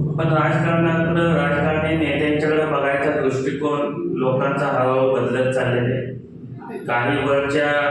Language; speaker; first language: Marathi; native; Marathi